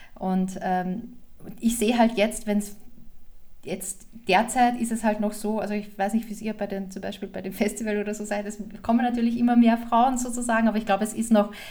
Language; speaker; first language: German; native; German